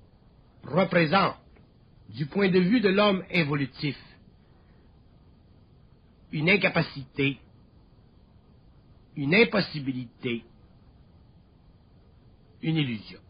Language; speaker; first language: French; native; French